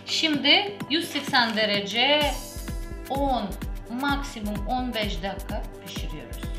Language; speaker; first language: Turkish; non-native, learner; Russian